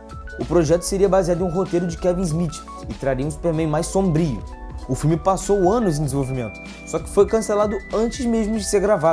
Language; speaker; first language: Portuguese; native; Portuguese